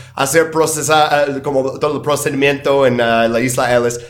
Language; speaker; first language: Spanish; non-native, fluent; English